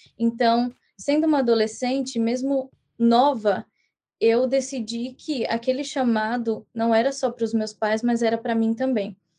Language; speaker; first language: Portuguese; early bilingual, heritage; English